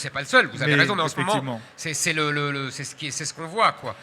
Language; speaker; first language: French; native; French